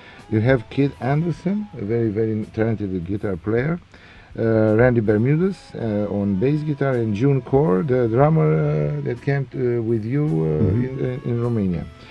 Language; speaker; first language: English; non-native, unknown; Romanian